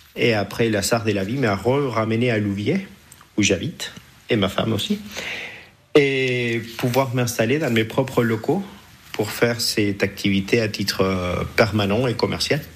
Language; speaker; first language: French; non-native, fluent; Spanish